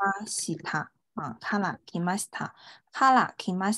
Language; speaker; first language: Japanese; non-native, fluent; Chinese